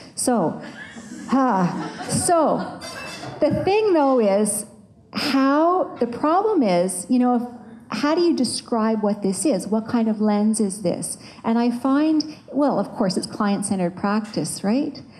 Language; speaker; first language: English; early bilingual, other home language; French